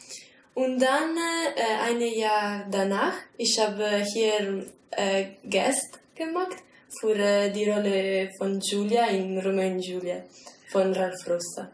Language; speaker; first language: German; non-native, learner; Italian